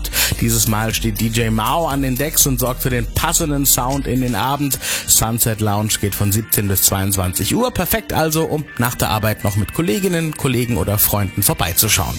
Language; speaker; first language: German; native; German